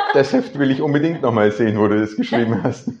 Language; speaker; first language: German; native; German